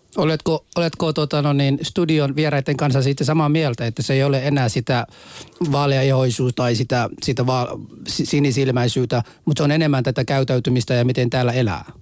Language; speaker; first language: Finnish; early bilingual, other home language; Somali